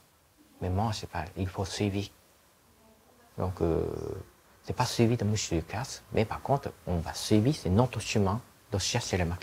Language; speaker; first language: French; non-native, learner; Japanese